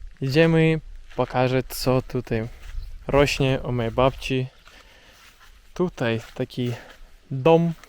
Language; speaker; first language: Polish; non-native, learner; Russian